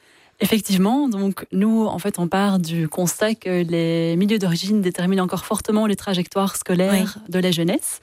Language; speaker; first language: French; native; French